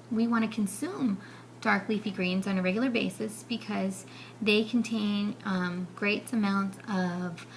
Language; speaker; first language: English; native; English